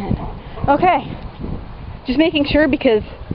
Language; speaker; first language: English; native; English